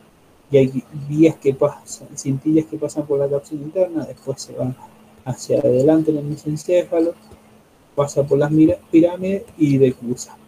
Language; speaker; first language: Spanish; native; Spanish